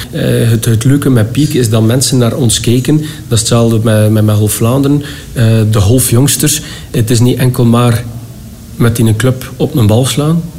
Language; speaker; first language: Dutch; native; Dutch